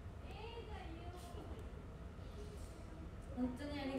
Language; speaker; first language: Japanese; native; Japanese